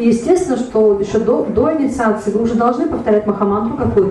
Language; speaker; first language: Russian; native; Russian